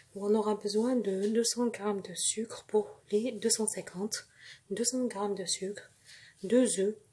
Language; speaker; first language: French; non-native, local second language; Arabic